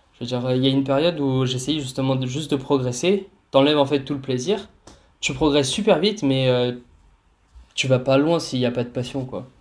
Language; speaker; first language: French; native; French